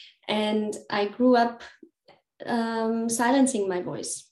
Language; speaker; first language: English; non-native, fluent; German